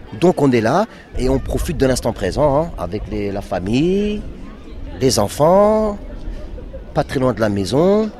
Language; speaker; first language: French; early bilingual, other home language; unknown